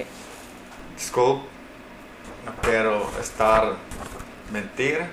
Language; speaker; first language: Spanish; non-native, learner; Portuguese